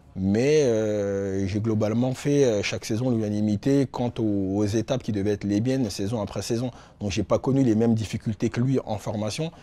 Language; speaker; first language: French; native; French